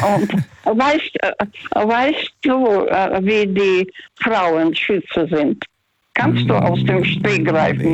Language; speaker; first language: German; non-native, fluent; Russian